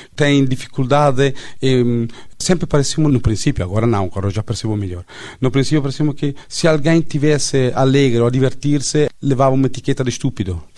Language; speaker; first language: Portuguese; non-native, fluent; Italian